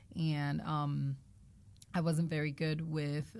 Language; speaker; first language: English; non-native, local second language; Igbo